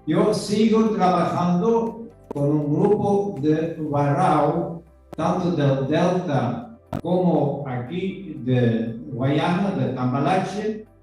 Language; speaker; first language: Spanish; non-native, fluent; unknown